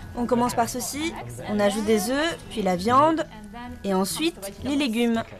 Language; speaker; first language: French; non-native, fluent; Ukrainian